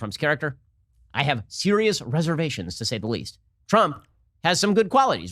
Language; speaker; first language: English; native; English